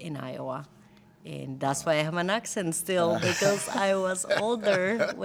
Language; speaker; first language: English; non-native, fluent; Spanish